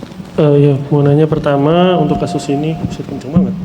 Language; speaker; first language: Indonesian; native; Indonesian